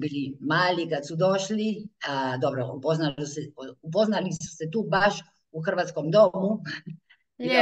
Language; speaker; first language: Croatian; early bilingual, heritage; Croatian